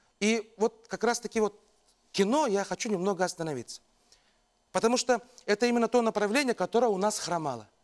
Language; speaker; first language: Russian; non-native, local second language; Yakut